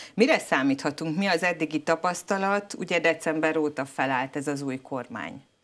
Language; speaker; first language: Hungarian; native; Hungarian